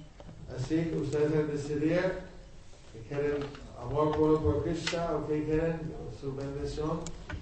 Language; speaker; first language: Spanish; non-native, learner; English